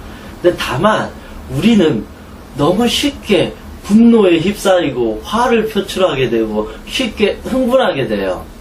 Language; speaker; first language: Korean; native; Korean